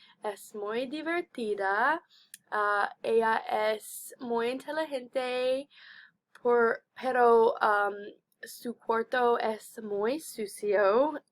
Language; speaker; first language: Spanish; non-native, learner; English